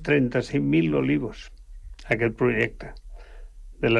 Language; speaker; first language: Catalan; native; Catalan